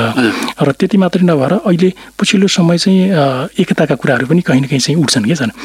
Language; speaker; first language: Nepali; non-native, local second language; Rana Tharu